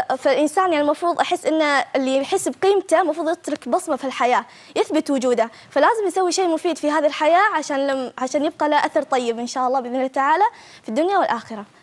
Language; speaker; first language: Arabic; early bilingual, other home language; Chinese